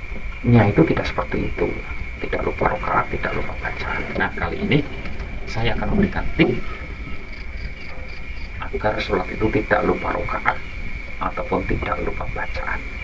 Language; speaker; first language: Indonesian; non-native, local second language; Javanese